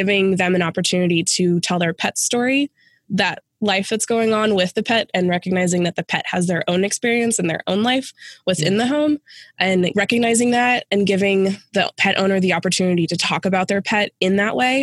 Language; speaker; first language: English; native; English